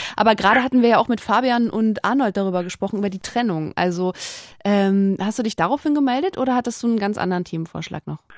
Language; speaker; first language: German; native; German